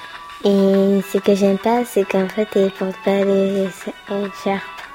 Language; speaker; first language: French; early bilingual, other home language; Pashto